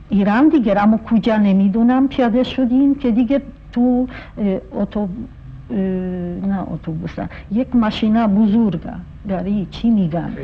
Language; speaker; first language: Persian; non-native, fluent; Polish